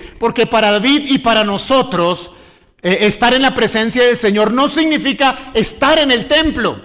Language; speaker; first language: Spanish; native; Spanish